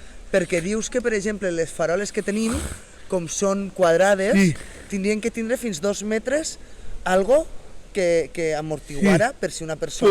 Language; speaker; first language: Catalan; native; Catalan